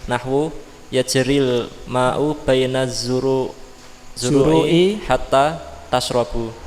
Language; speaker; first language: Arabic; non-native, learner; Indonesian